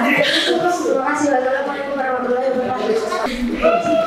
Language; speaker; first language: Indonesian; native; Indonesian